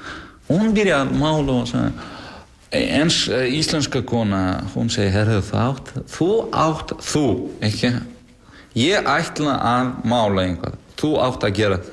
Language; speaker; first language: Icelandic; non-native, learner; Russian